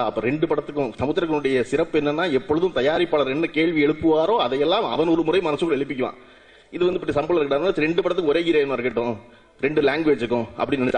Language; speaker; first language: Tamil; native; Tamil